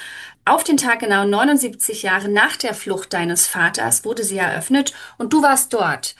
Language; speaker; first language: German; native; German